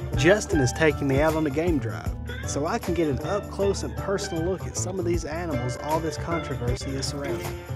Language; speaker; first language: English; native; English